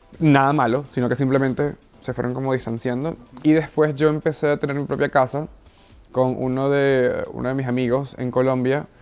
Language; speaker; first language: Spanish; native; Spanish